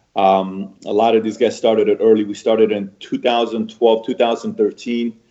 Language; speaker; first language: English; early bilingual, other home language; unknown